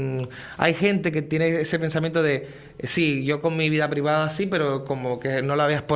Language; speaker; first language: Spanish; native; Spanish